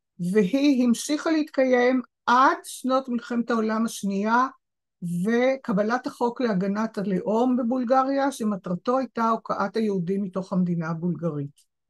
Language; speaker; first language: Hebrew; native; Hebrew